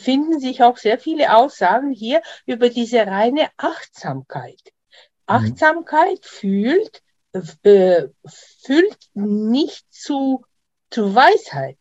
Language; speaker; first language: German; non-native, fluent; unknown